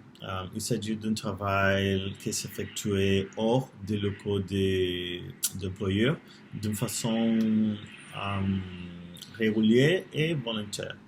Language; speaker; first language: French; non-native, learner; Spanish